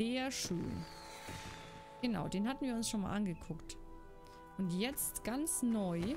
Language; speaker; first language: German; native; German